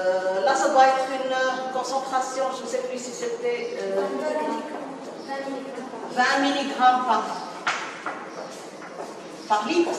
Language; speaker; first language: French; non-native, local second language; Arabic